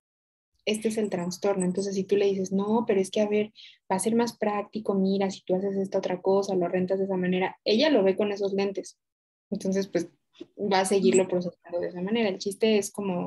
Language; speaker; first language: Spanish; native; Spanish